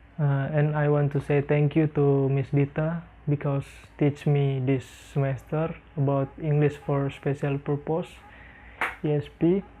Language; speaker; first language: English; non-native, learner; Indonesian